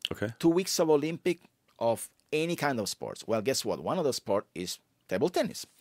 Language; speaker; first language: English; non-native, fluent; Italian